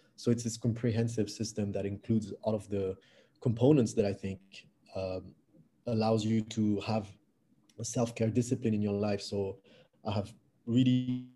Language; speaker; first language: English; non-native, fluent; French